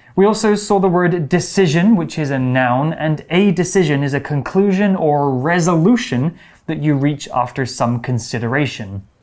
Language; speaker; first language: English; native; English